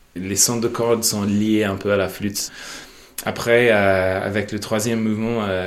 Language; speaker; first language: French; non-native, fluent; English